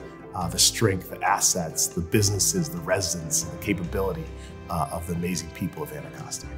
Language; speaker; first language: English; native; English